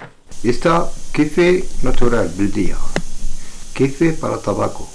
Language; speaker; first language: Spanish; non-native, learner; Arabic